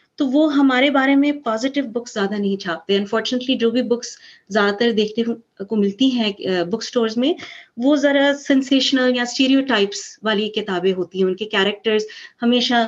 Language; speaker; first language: Urdu; early bilingual, heritage; Urdu